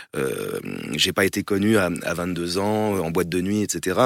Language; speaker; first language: French; native; French